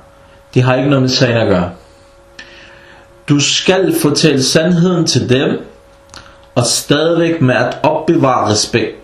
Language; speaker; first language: Danish; non-native, fluent; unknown